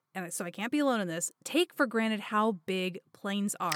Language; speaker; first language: English; native; English